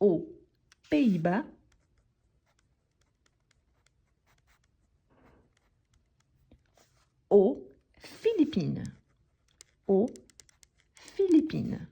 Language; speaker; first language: French; non-native, fluent; Portuguese